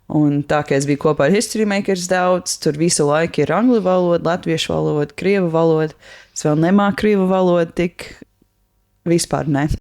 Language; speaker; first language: Latvian; non-native, learner; English